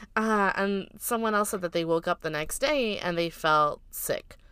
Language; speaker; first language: English; early bilingual, other home language; Filipino